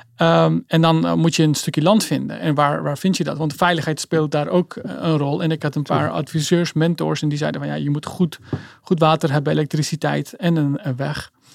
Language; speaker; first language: Dutch; early bilingual, other home language; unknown